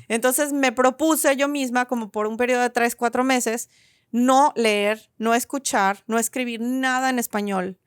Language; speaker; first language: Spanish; native; Spanish